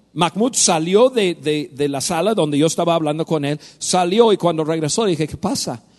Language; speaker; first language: Spanish; non-native, fluent; English